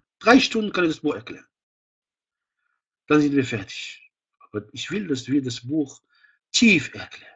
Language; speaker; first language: German; non-native, fluent; Arabic